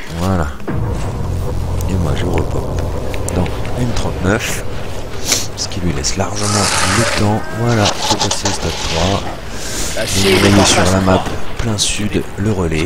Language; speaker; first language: French; native; French